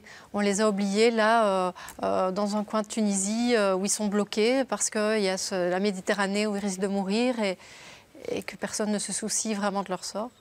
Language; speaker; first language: French; native; French